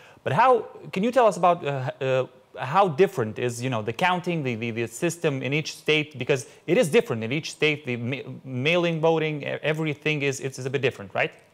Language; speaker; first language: English; non-native, fluent; Lithuanian